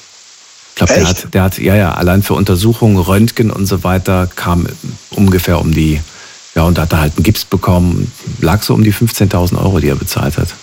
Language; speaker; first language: German; native; German